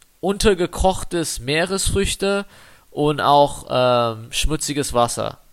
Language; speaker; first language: German; non-native, fluent; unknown